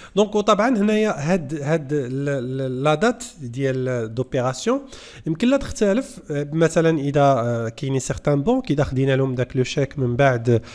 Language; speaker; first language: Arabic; native; Arabic